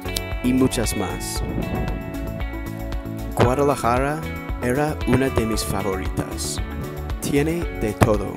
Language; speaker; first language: Spanish; non-native, fluent; English